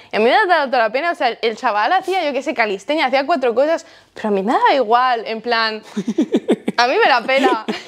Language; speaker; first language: Spanish; early bilingual, heritage; Spanish